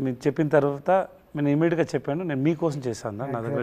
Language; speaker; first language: Telugu; non-native, learner; Tamil